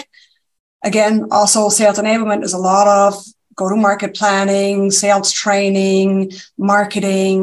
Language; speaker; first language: English; non-native, fluent; German